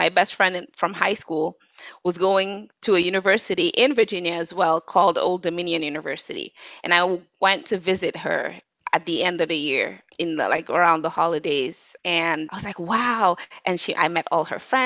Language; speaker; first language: English; non-native, fluent; Wolof